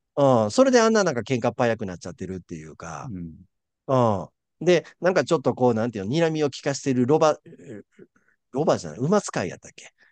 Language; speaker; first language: Japanese; native; Japanese